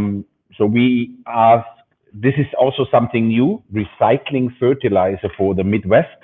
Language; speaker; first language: English; non-native, fluent; German